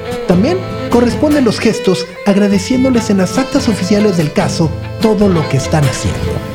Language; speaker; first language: Spanish; native; Spanish